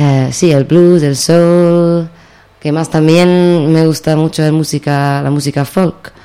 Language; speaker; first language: Spanish; non-native, fluent; English